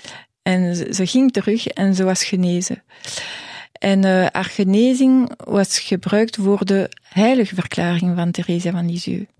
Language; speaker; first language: Dutch; non-native, local second language; French